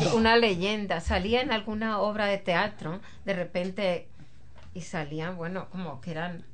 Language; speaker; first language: Spanish; native; Spanish